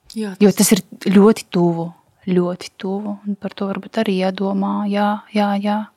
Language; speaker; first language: Latvian; non-native, local second language; Russian